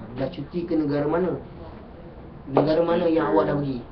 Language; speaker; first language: Malay; native; Malay